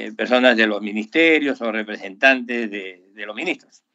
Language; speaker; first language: Spanish; native; Spanish